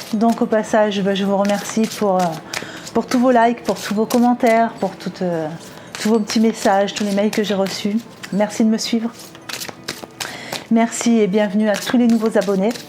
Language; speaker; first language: French; native; French